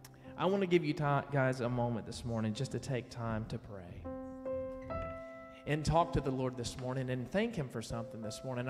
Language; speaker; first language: English; native; English